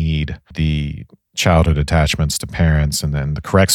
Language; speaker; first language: English; native; English